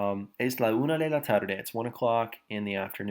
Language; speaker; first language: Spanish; non-native, fluent; English